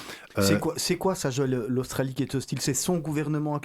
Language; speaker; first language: French; native; French